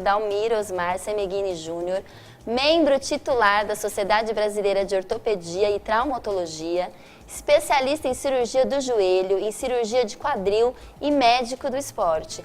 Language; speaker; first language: Portuguese; native; Portuguese